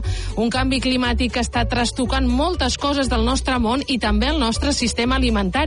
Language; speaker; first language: Catalan; native; Catalan